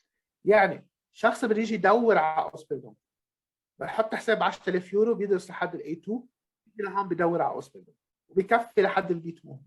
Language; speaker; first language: Arabic; native; Arabic